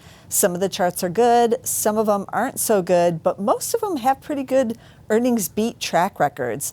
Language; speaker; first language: English; native; English